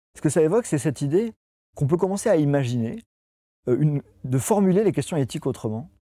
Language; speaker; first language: French; native; French